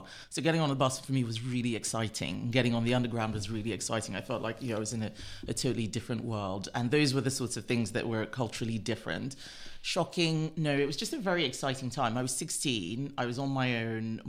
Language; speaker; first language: English; non-native, local second language; Yoruba